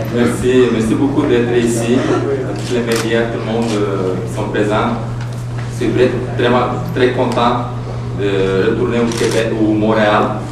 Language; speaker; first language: French; non-native, fluent; Romanian